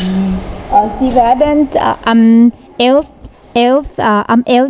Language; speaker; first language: German; non-native, learner; Thai